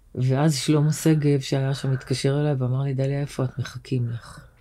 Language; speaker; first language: Hebrew; native; Hebrew